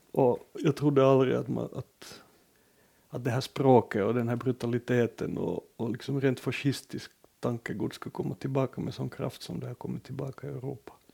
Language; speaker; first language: Swedish; native; Swedish